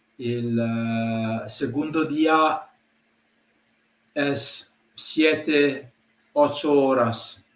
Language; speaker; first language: Spanish; non-native, learner; Italian